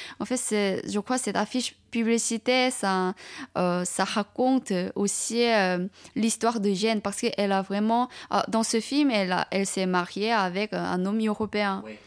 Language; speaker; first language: French; non-native, fluent; Chinese